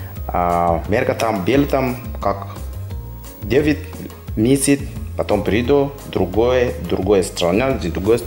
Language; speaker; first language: Russian; non-native, learner; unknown